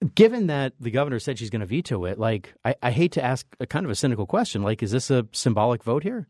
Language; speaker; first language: English; native; English